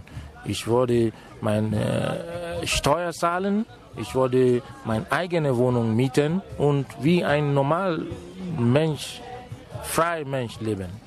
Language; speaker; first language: German; non-native, fluent; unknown